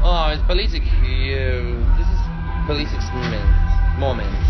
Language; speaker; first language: English; non-native, learner; Russian